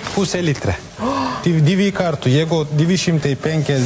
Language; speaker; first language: Lithuanian; non-native, learner; Turkish